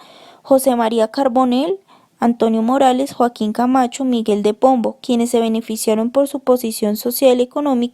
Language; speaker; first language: Spanish; native; Spanish